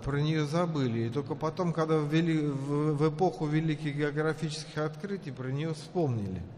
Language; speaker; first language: Russian; native; Russian